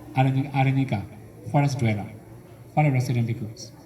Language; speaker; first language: English; non-native, fluent; Burmese